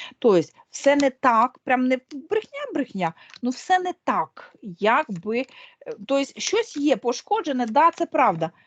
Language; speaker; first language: Ukrainian; non-native, local second language; Russian